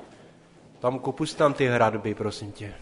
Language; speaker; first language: Czech; non-native, local second language; Polish